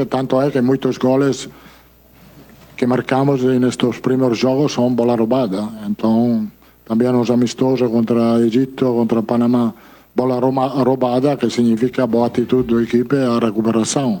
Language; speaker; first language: Portuguese; non-native, fluent; Italian